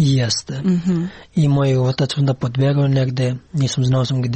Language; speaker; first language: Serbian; non-native, learner; Pashto